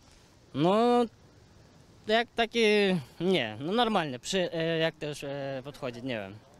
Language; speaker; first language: Polish; non-native, learner; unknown